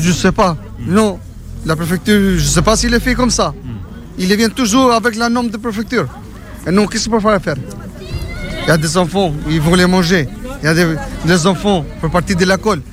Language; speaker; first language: French; non-native, learner; Albanian